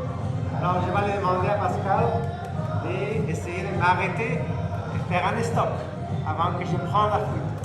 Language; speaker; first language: French; non-native, fluent; Spanish